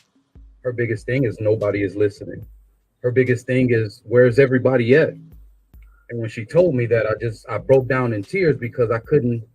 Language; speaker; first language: English; native; English